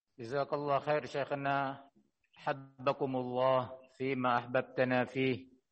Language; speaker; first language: Arabic; non-native, fluent; Indonesian